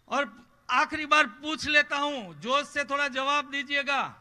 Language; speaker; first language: Hindi; non-native, local second language; Gujarati